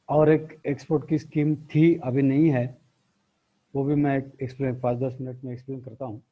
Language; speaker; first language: Hindi; non-native, local second language; Marathi